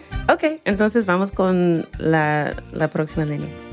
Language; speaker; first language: Spanish; non-native, fluent; English